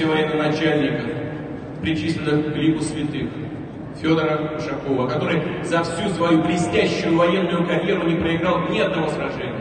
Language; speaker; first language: Russian; native; Russian